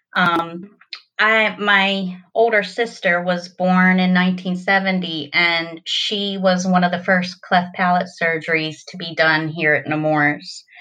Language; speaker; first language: English; native; English